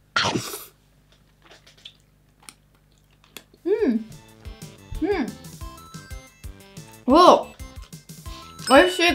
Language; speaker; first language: Japanese; non-native, fluent; Italian